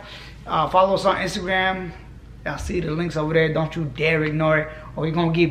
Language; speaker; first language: English; native; English